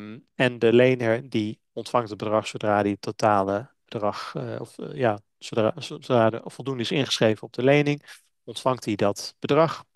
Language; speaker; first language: Dutch; native; Dutch